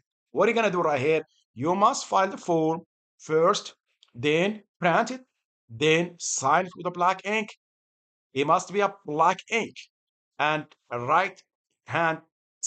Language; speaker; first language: English; non-native, fluent; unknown